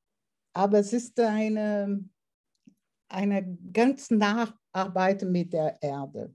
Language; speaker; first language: German; non-native, fluent; Portuguese